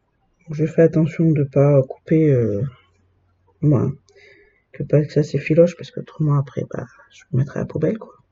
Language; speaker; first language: French; native; French